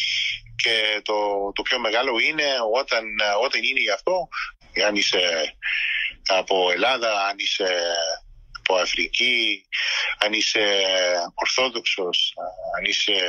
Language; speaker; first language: Greek; early bilingual, heritage; Greek